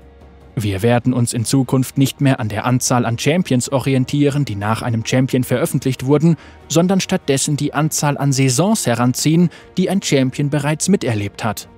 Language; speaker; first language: German; native; German